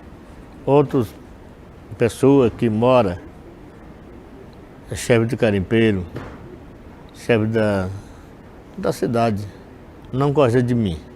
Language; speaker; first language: Portuguese; non-native, local second language; Yanomámi